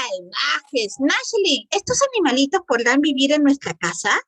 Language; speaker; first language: Spanish; native; Spanish